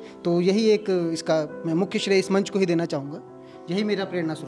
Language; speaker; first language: Hindi; native; Hindi